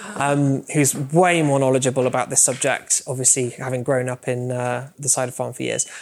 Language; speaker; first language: English; native; English